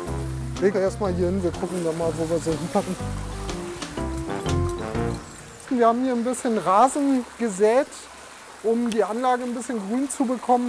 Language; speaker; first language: German; native; German